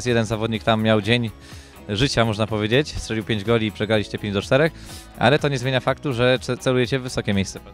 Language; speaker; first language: Polish; native; Polish